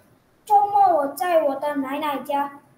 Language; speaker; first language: Chinese; non-native, learner; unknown